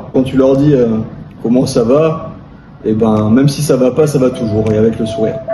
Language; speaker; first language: French; native; French